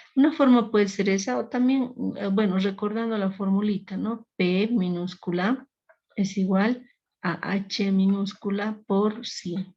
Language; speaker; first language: Spanish; native; Spanish